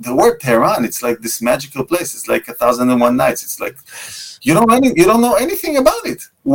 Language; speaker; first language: English; non-native, fluent; Russian